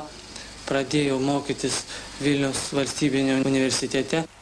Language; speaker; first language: Lithuanian; non-native, local second language; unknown